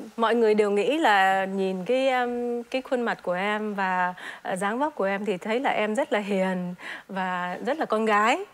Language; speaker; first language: Vietnamese; early bilingual, heritage; Vietnamese